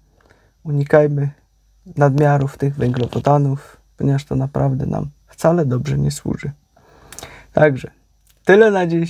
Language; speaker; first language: Polish; native; Polish